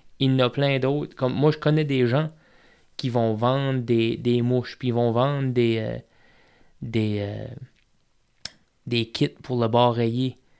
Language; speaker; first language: French; native; French